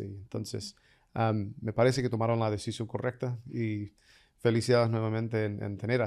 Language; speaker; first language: Spanish; non-native, fluent; English